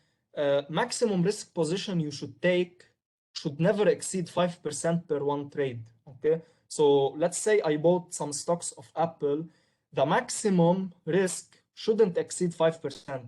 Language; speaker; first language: English; non-native, local second language; Arabic